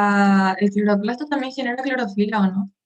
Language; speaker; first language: Spanish; native; Spanish